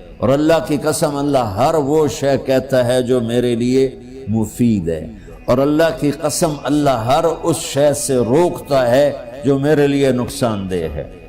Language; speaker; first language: Urdu; non-native, local second language; Punjabi